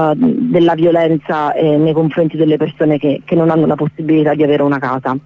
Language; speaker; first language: Italian; native; Italian